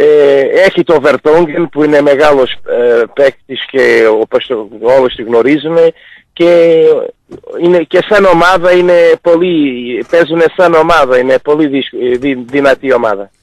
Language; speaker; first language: Greek; non-native, fluent; Portuguese